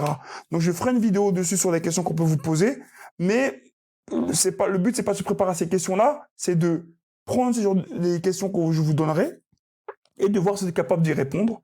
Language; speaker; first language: French; native; French